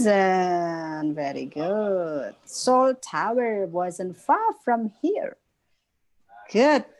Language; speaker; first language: English; non-native, local second language; Indonesian